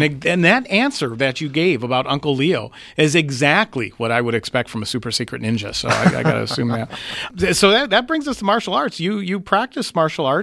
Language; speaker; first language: English; native; English